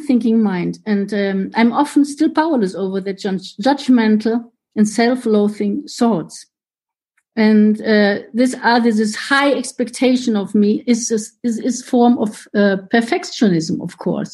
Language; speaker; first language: English; non-native, fluent; German